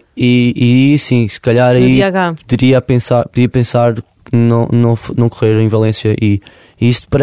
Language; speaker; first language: Portuguese; native; Portuguese